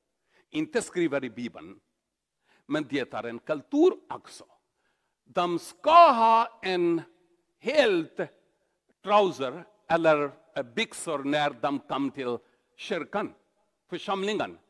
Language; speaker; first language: Swedish; non-native, learner; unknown